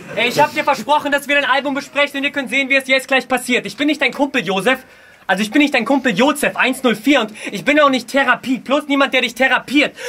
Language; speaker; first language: German; early bilingual, other home language; Russian